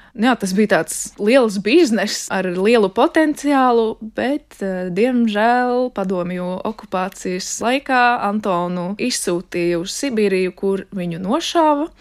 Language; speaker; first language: Latvian; non-native, local second language; Russian